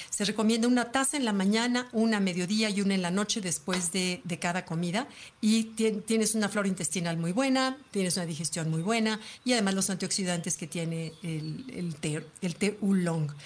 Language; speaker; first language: Spanish; native; Spanish